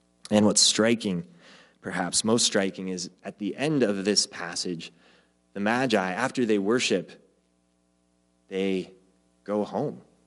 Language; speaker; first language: English; native; English